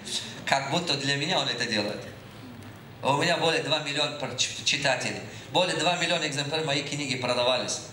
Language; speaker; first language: Russian; non-native, local second language; Tajik